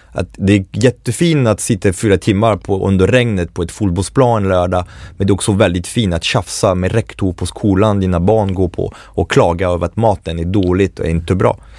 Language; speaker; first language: Swedish; non-native, fluent; French